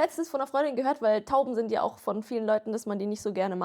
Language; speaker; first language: German; native; German